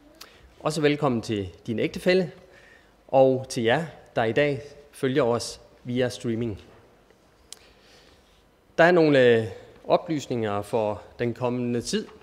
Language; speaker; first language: Danish; native; Danish